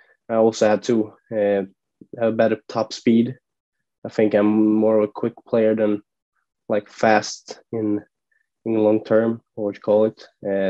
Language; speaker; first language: English; non-native, fluent; Swedish